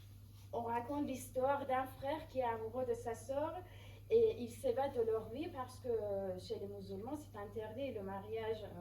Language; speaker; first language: French; non-native, fluent; Persian